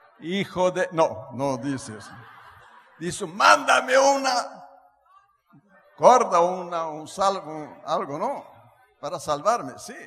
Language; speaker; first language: Spanish; non-native, fluent; Portuguese